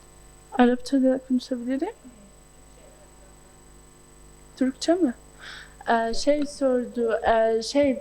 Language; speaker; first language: Turkish; non-native, local second language; Arabic